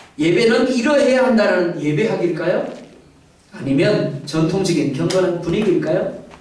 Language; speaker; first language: Korean; native; Korean